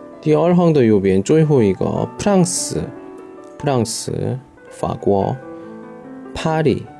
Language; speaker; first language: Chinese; non-native, learner; Korean